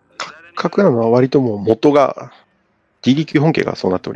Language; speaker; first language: Japanese; native; Japanese